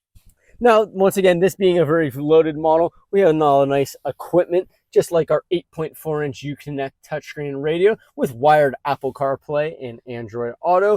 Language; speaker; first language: English; native; English